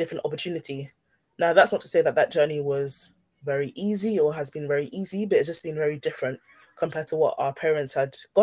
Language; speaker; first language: English; native; English